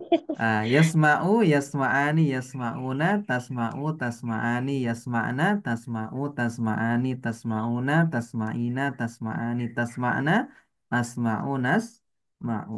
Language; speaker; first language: Arabic; non-native, fluent; Indonesian